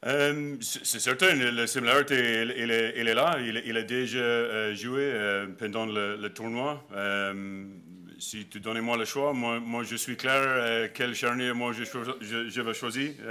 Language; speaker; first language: French; non-native, learner; English